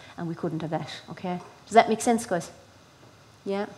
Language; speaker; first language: English; native; English